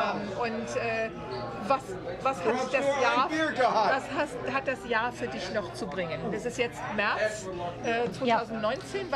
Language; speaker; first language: German; native; German